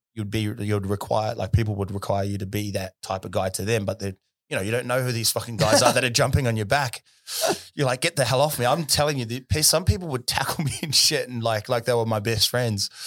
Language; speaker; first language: English; native; English